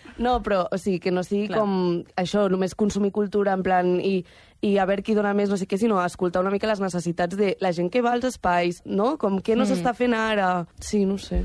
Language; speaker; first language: Catalan; native; Catalan